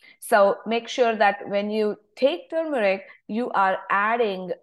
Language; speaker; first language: English; non-native, local second language; Marathi